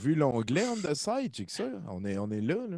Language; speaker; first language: French; native; French